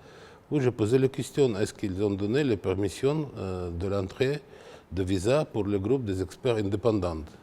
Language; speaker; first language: French; non-native, fluent; Russian